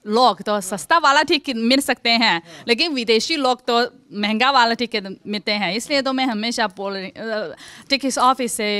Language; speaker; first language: Hindi; non-native, fluent; Chinese